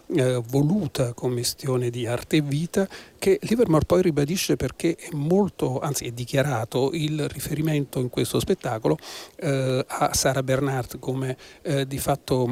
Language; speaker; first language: Italian; native; Italian